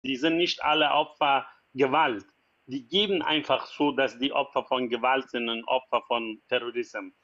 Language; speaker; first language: German; non-native, learner; Persian